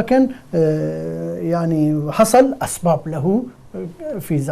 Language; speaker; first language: Arabic; non-native, fluent; Persian